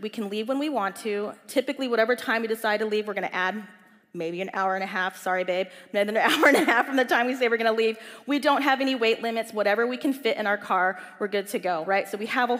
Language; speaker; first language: English; native; English